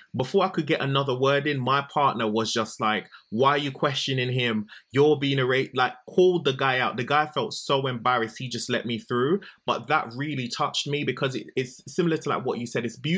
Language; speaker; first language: English; native; English